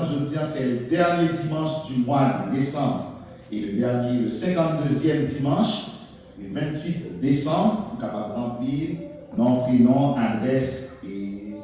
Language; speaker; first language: French; non-native, local second language; Haitian Creole